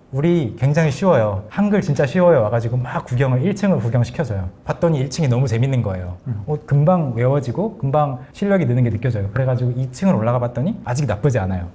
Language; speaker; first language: Korean; native; Korean